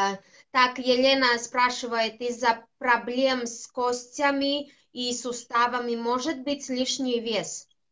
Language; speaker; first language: Russian; non-native, local second language; Latvian